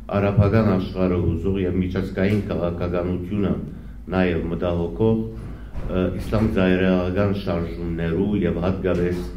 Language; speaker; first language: Armenian; early bilingual, heritage; Armenian